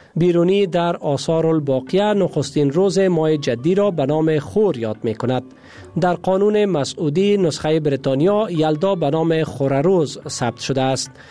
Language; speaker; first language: Persian; native; Persian